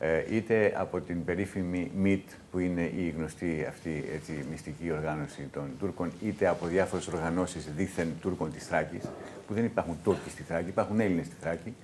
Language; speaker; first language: Greek; native; Greek